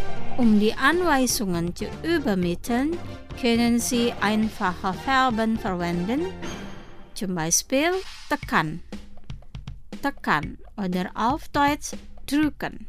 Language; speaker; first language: German; non-native, fluent; Indonesian